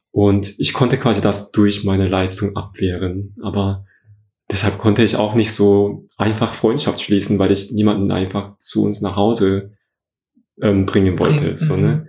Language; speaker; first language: German; non-native, fluent; Korean